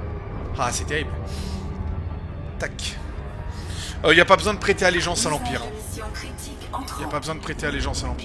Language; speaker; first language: French; native; French